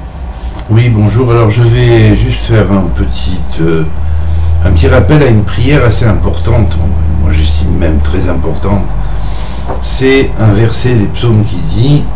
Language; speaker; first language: French; native; French